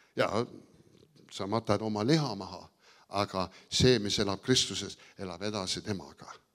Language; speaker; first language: Estonian; early bilingual, heritage; Estonian